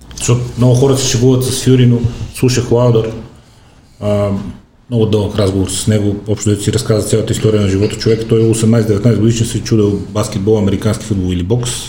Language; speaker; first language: Bulgarian; native; Bulgarian